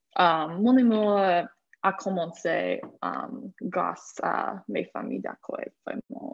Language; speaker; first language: French; non-native, fluent; English